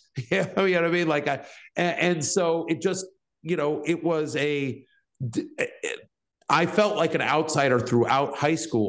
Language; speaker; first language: English; native; English